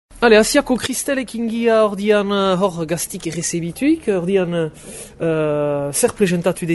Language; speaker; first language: Basque; native; Basque